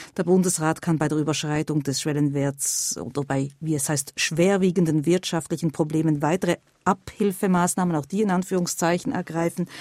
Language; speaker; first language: German; native; German